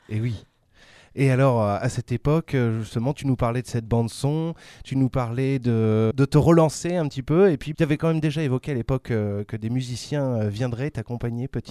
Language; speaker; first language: French; native; French